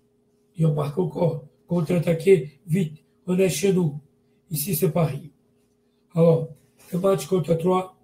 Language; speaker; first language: French; non-native, learner; Portuguese